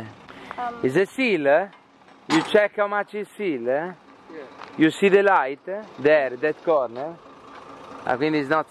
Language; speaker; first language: English; non-native, learner; Italian